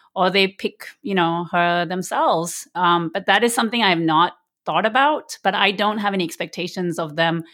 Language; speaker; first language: English; early bilingual, other home language; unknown